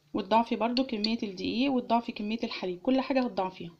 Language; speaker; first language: Arabic; native; Arabic